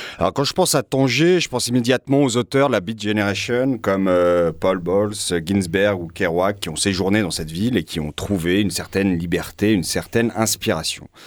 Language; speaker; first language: French; native; French